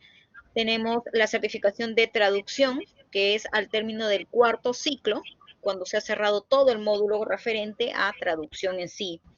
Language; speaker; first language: Spanish; native; Spanish